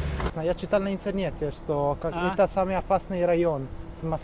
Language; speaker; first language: Russian; non-native, learner; Italian